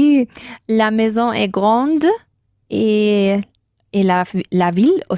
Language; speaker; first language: French; non-native, learner; Spanish